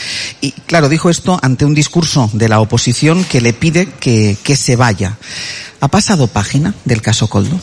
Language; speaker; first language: Spanish; native; Spanish